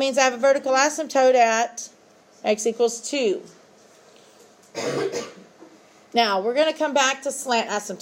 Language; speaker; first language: English; native; English